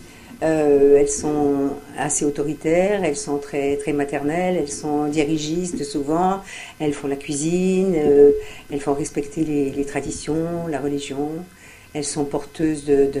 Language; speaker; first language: French; native; French